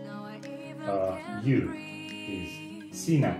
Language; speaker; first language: English; non-native, fluent; Russian